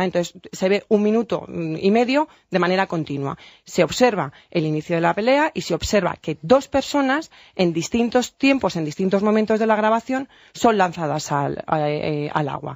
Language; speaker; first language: Spanish; native; Spanish